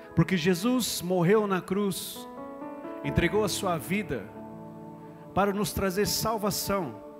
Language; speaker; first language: Portuguese; non-native, fluent; English